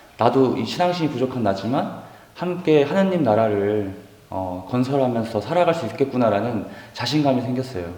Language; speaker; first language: Korean; native; Korean